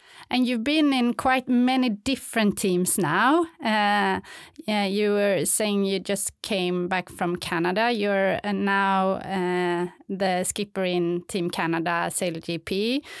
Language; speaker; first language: English; non-native, fluent; Swedish